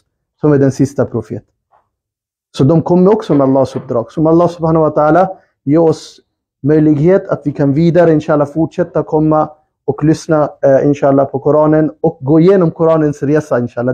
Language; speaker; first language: Swedish; early bilingual, other home language; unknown